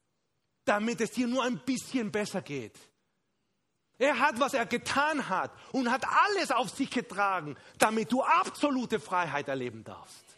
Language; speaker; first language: German; non-native, fluent; Spanish